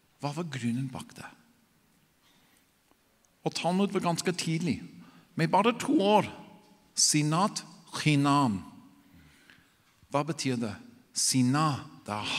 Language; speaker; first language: Norwegian; non-native, fluent; English